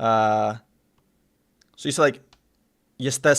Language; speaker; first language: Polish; non-native, learner; English